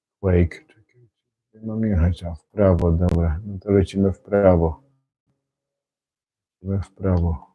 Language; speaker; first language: Polish; native; Polish